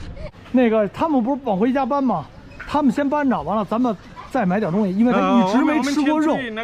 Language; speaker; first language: Chinese; native; Chinese